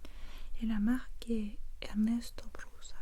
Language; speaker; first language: French; non-native, fluent; English